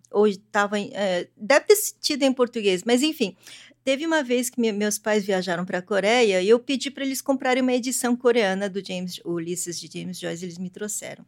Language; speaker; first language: Portuguese; early bilingual, other home language; Korean